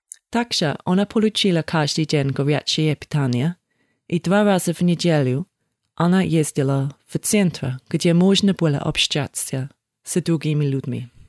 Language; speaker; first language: Russian; non-native, fluent; English